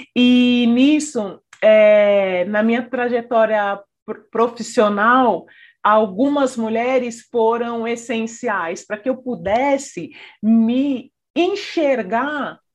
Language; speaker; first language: Portuguese; native; Portuguese